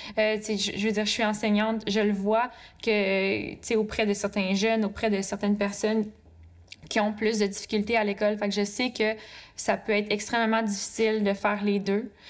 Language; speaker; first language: French; native; French